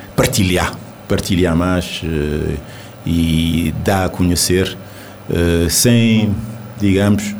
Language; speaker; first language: Portuguese; non-native, local second language; Kabuverdianu